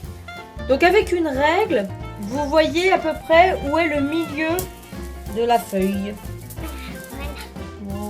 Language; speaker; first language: French; native; French